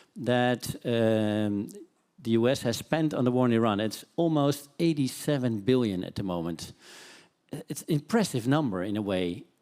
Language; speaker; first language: English; non-native, fluent; Dutch